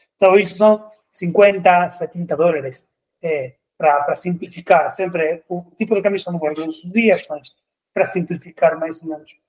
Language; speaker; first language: Portuguese; non-native, fluent; Spanish